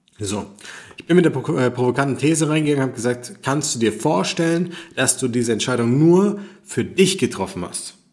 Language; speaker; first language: German; native; German